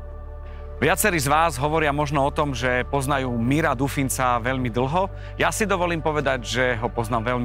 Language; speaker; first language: Slovak; native; Slovak